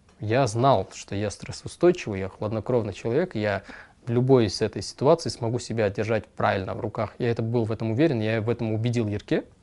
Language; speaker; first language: Russian; non-native, local second language; Kyrgyz